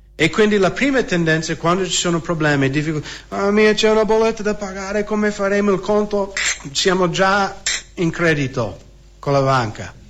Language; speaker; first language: Italian; non-native, fluent; English